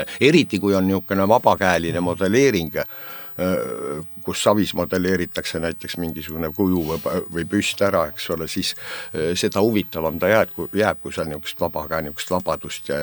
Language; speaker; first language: Estonian; native; Estonian